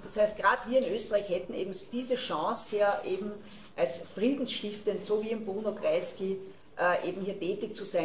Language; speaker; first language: German; native; German